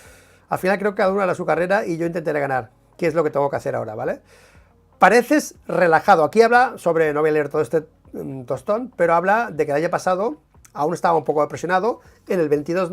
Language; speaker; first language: Spanish; native; Spanish